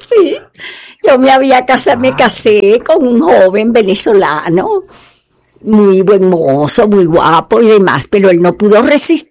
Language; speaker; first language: Spanish; native; Spanish